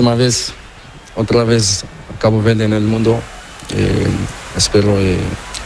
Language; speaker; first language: Spanish; non-native, learner; Portuguese